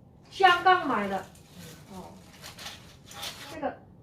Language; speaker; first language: Chinese; non-native, learner; Indonesian